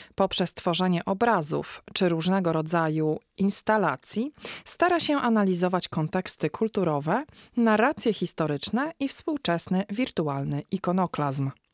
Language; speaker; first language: Polish; native; Polish